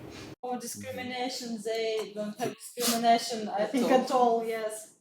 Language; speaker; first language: English; non-native, learner; Russian